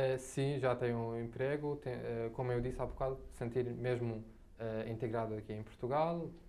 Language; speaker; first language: Portuguese; non-native, fluent; Arabic